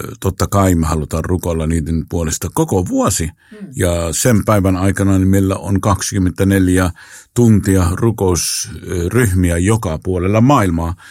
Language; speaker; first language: Finnish; non-native, fluent; Arabic